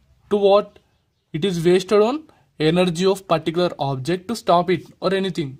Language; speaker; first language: English; non-native, local second language; Telugu